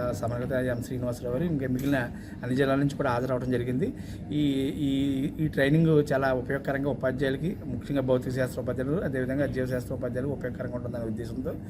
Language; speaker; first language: Telugu; native; Telugu